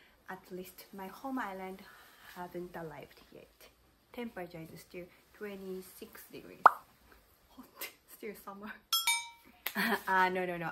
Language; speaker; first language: English; non-native, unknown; Japanese